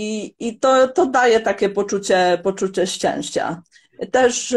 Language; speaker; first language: Polish; non-native, fluent; Croatian